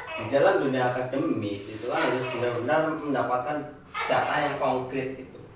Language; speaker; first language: Indonesian; non-native, local second language; Javanese